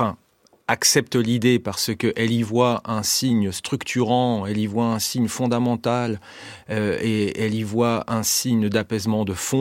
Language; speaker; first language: French; native; French